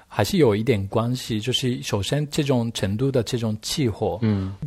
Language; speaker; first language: Chinese; non-native, fluent; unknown